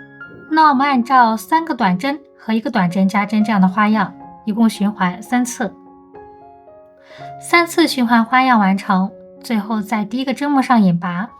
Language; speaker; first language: Chinese; native; Chinese